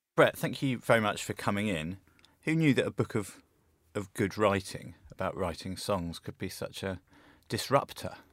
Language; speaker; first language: English; native; English